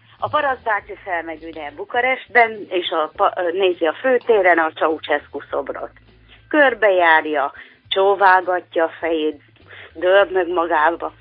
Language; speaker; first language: Hungarian; native; Hungarian